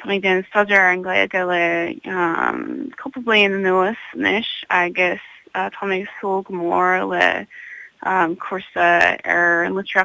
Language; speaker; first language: Irish; non-native, learner; English